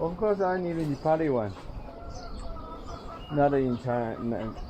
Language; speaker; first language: English; non-native, learner; Tibetan